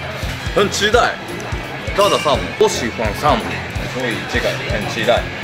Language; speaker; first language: Chinese; non-native, learner; Japanese